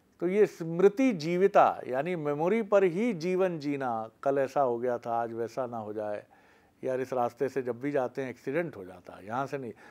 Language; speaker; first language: Hindi; native; Hindi